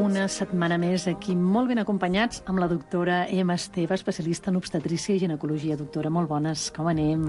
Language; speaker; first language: Catalan; native; Catalan